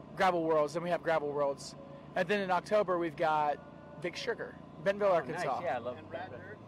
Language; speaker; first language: English; native; English